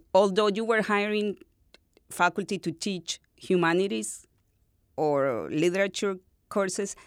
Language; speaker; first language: English; non-native, fluent; Spanish